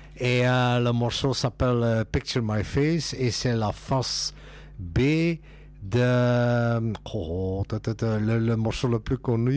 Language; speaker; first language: French; non-native, local second language; Dutch